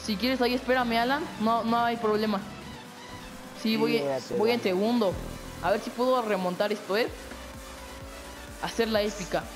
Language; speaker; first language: Spanish; native; Spanish